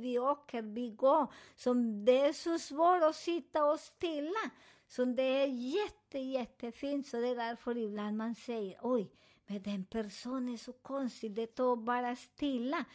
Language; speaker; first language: Swedish; non-native, fluent; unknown